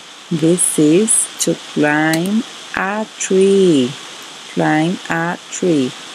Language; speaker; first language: English; non-native, fluent; Spanish